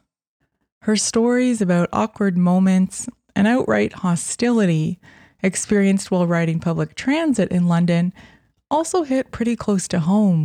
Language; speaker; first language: English; native; English